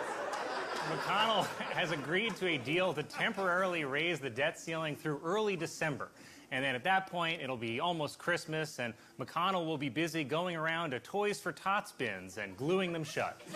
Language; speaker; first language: English; native; English